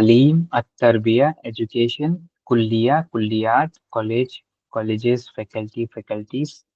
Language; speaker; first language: Arabic; non-native, fluent; Urdu